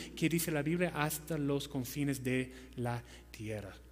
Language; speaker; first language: Spanish; non-native, fluent; English